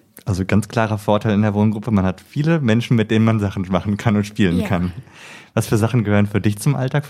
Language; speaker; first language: German; native; German